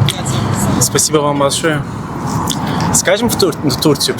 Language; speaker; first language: Russian; non-native, learner; Turkish